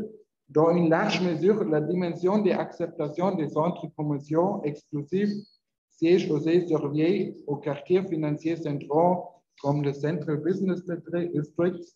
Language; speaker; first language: French; non-native, learner; Spanish